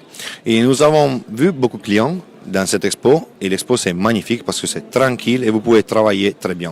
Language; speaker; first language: French; non-native, fluent; Italian